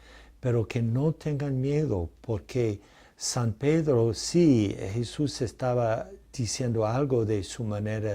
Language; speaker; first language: Spanish; non-native, fluent; English